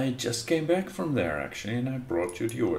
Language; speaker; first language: English; native; English